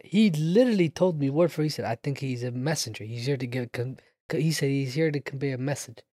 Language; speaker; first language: English; early bilingual, other home language; Somali